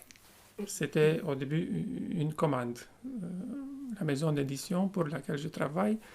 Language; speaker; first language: French; non-native, fluent; Romanian